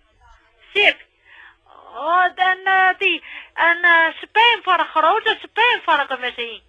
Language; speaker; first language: Dutch; non-native, learner; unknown